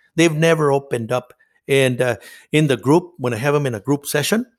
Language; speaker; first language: English; non-native, fluent; Spanish